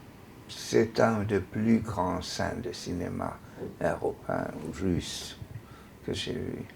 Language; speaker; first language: French; non-native, learner; Hungarian